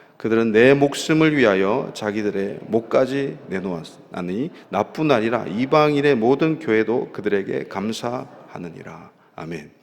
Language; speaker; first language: Korean; native; Korean